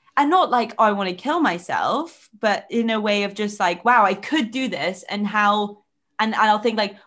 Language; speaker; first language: English; native; English